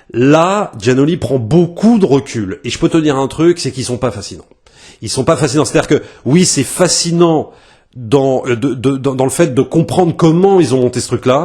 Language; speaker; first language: French; native; French